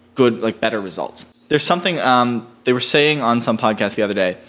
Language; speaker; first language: English; native; English